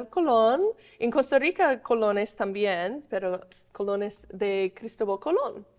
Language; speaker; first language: Spanish; non-native, fluent; English